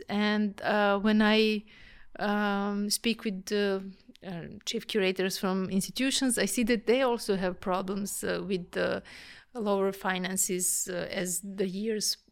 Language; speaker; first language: English; non-native, fluent; Serbian